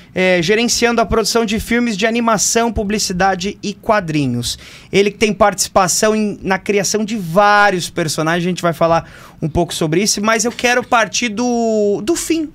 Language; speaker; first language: Portuguese; native; Portuguese